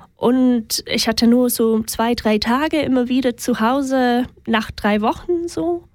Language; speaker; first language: German; non-native, fluent; English